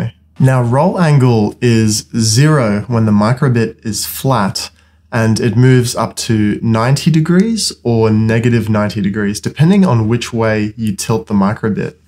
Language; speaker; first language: English; native; English